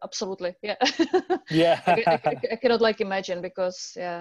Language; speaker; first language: English; non-native, fluent; Czech